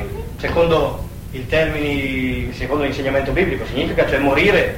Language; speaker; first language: Italian; native; Italian